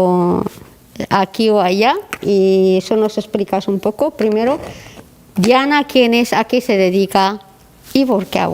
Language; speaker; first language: Spanish; non-native, learner; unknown